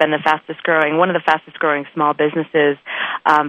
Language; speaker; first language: English; native; English